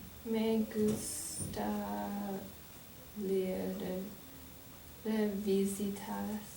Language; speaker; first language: Spanish; non-native, learner; English